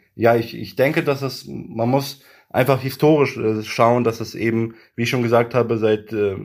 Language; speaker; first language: German; early bilingual, other home language; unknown